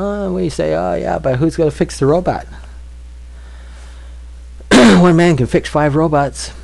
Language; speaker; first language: English; native; English